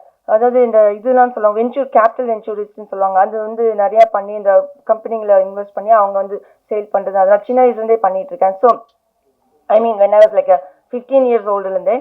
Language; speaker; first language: Tamil; early bilingual, heritage; Tamil